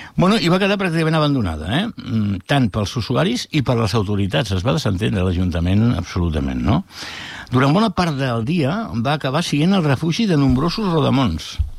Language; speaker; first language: Catalan; native; Catalan